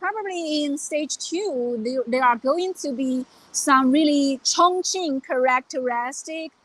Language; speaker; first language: English; non-native, fluent; Chinese